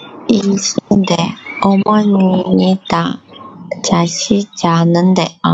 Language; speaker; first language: Korean; non-native, learner; Chinese